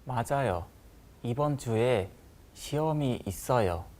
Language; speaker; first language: Korean; non-native, learner; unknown